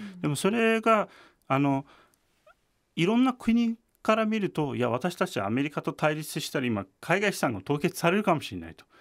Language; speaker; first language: Japanese; non-native, fluent; Turkish